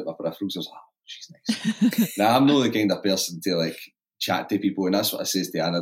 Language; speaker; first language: English; native; English